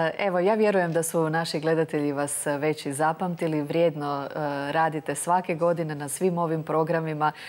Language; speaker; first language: Croatian; native; Croatian